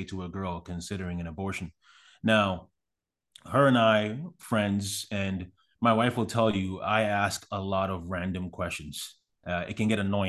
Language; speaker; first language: English; early bilingual, other home language; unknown